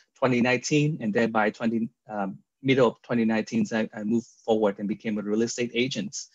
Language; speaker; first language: English; non-native, fluent; Vietnamese